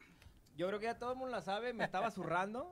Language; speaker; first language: Spanish; native; Spanish